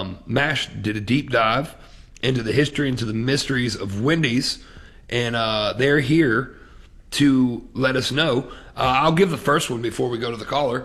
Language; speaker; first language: English; native; English